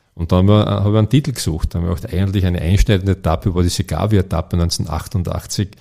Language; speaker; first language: German; native; German